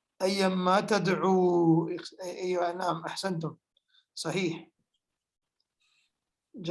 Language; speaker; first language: Arabic; non-native, fluent; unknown